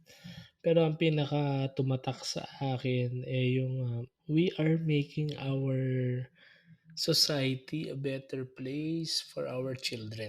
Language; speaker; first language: Filipino; native; Filipino